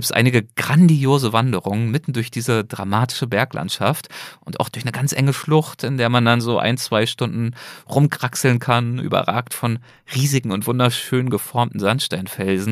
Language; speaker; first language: German; native; German